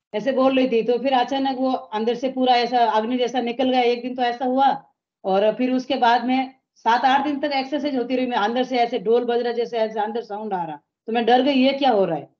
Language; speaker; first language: Hindi; native; Hindi